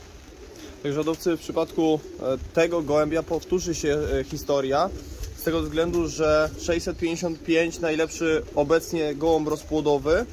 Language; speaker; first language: Polish; native; Polish